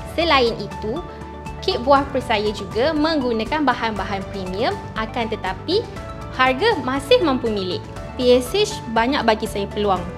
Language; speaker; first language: Malay; native; Malay